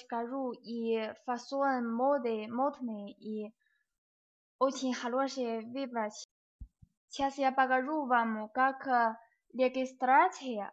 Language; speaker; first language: Russian; non-native, learner; Chinese